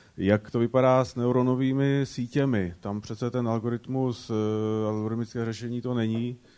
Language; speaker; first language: Czech; native; Czech